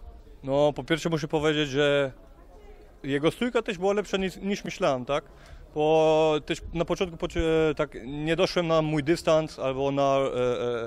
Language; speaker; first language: Polish; early bilingual, heritage; Polish